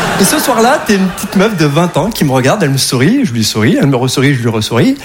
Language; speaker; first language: French; native; French